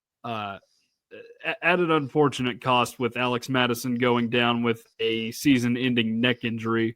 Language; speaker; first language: English; native; English